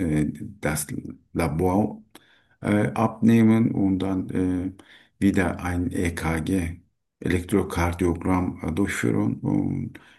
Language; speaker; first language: German; non-native, learner; Turkish